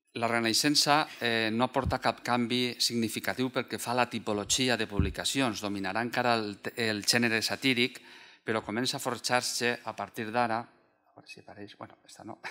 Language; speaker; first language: Catalan; native; Catalan